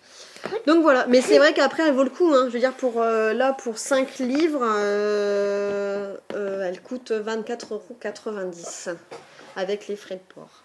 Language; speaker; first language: French; native; French